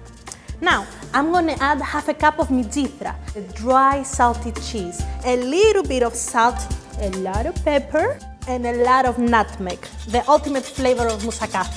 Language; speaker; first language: English; non-native, fluent; Greek